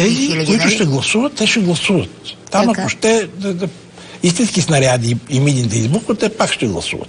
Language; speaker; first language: Bulgarian; native; Bulgarian